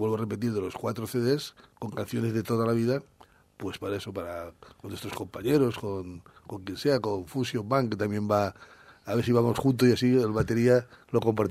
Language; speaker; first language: Spanish; native; Spanish